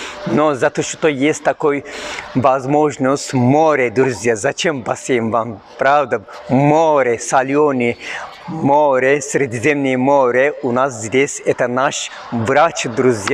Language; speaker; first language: Russian; non-native, fluent; Turkish